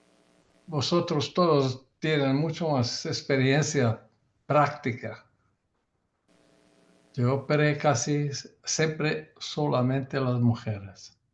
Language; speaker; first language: Spanish; non-native, learner; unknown